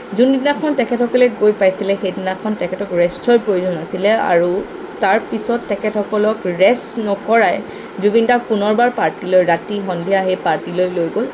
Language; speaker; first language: Assamese; native; Assamese